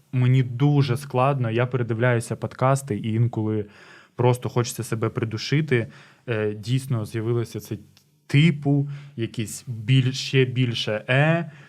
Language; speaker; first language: Ukrainian; non-native, local second language; Russian